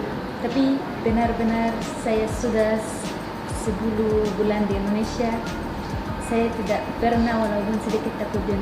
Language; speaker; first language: Indonesian; non-native, learner; Arabic